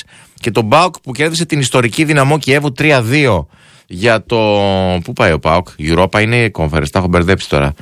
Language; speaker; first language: Greek; native; Greek